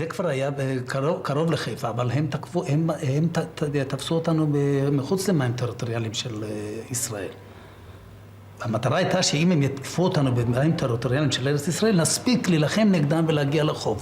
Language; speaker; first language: Hebrew; non-native, fluent; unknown